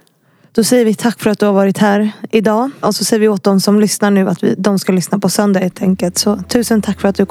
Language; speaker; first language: Swedish; native; Swedish